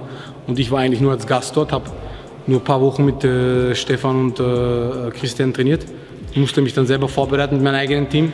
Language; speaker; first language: German; native; German